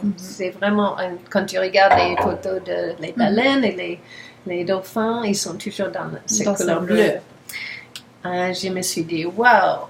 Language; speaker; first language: French; non-native, learner; English